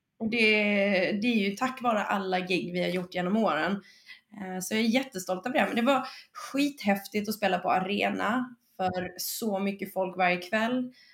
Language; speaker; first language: Swedish; early bilingual, other home language; Spanish